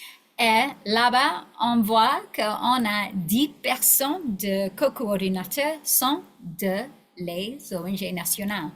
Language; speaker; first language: French; non-native, learner; English